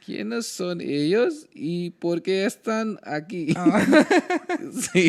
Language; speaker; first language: Spanish; non-native, learner; Hindi